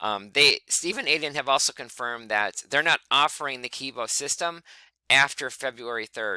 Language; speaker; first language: English; native; English